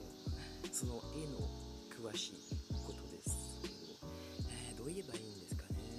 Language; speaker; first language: Japanese; non-native, fluent; French